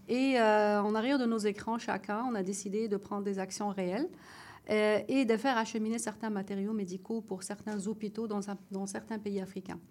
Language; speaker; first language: French; non-native, local second language; Arabic